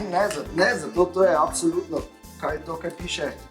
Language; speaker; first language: Slovenian; native; Slovenian